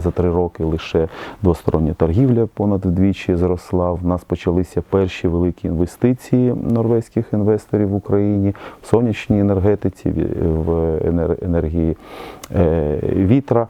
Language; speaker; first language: Ukrainian; native; Ukrainian